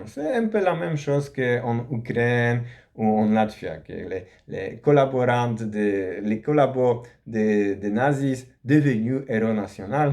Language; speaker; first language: French; non-native, learner; Polish